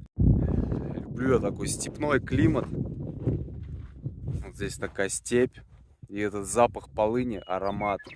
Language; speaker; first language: Russian; native; Russian